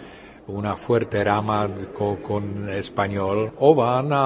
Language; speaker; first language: Spanish; non-native, fluent; Czech